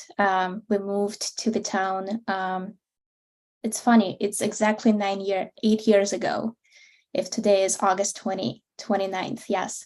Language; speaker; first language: English; non-native, fluent; Russian